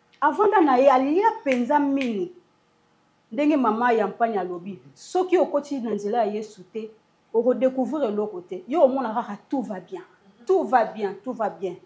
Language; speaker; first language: Lingala; native; Lingala